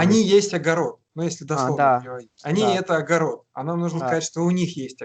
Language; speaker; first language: Russian; native; Russian